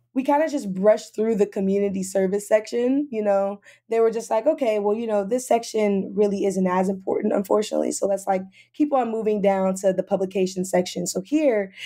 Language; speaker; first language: English; native; English